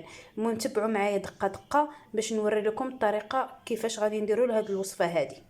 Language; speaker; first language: Arabic; native; Arabic